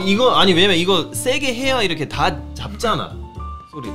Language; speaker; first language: Korean; non-native, fluent; English